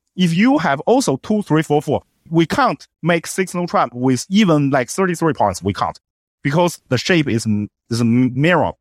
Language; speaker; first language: English; non-native, fluent; Chinese